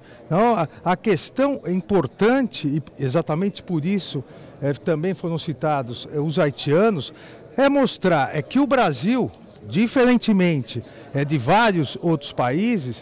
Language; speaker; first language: Portuguese; native; Portuguese